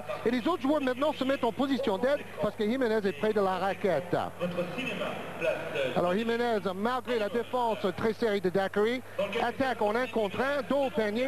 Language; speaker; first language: French; native; French